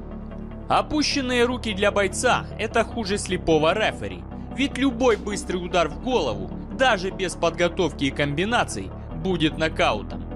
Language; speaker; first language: Russian; native; Russian